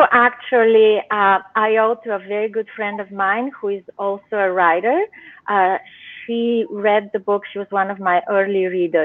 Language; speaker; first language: English; non-native, fluent; Bulgarian